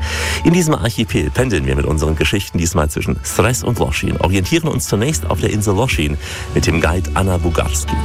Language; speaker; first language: German; native; German